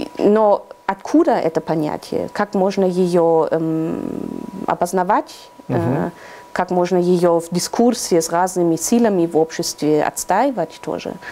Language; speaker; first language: Russian; non-native, fluent; German